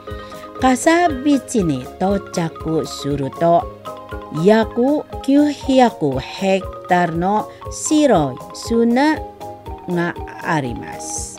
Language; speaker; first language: Japanese; non-native, fluent; Indonesian